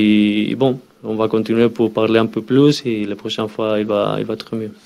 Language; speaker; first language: French; non-native, learner; Spanish